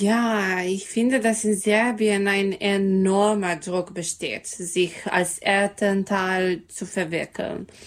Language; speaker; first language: German; non-native, learner; Serbian